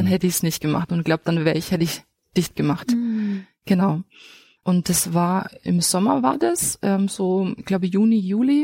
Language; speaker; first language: German; native; German